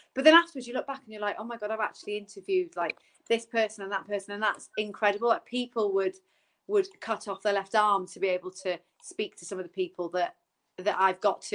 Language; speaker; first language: English; native; English